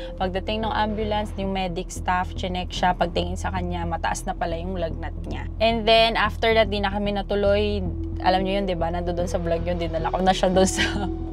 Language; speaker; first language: Filipino; native; Filipino